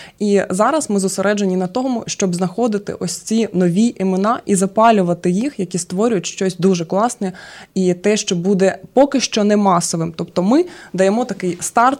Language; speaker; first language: Ukrainian; native; Ukrainian